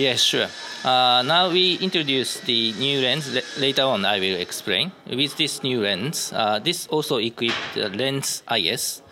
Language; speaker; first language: English; non-native, learner; Japanese